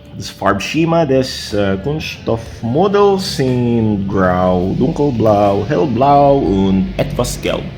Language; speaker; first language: German; non-native, learner; Filipino